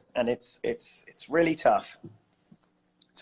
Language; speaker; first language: English; native; English